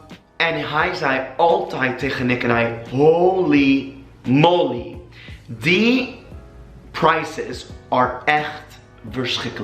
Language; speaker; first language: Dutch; non-native, learner; English